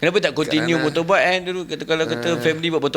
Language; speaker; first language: Malay; native; Malay